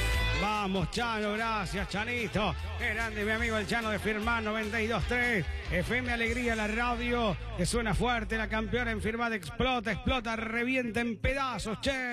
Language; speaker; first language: Spanish; native; Spanish